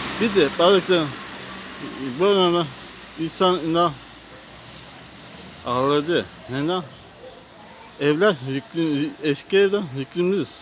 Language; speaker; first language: Turkish; non-native, learner; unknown